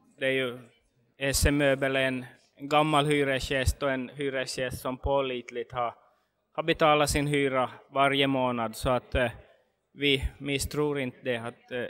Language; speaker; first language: Swedish; native; Swedish